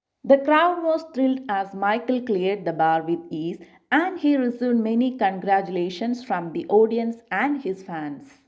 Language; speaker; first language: English; non-native, local second language; Malayalam